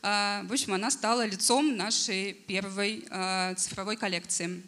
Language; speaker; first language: Russian; native; Russian